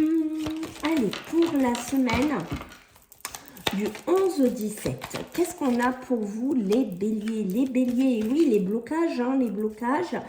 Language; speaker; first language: French; native; French